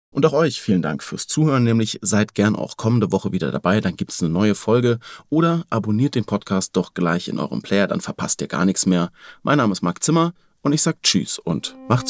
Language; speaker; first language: German; native; German